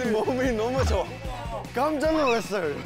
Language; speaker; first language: Korean; non-native, learner; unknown